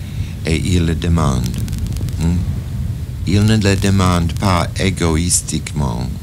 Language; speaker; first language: French; non-native, fluent; English